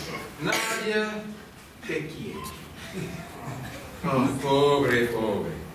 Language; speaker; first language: Spanish; non-native, learner; English